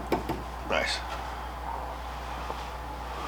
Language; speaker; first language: English; native; English